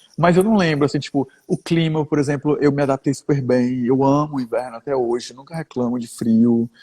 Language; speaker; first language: Portuguese; native; Portuguese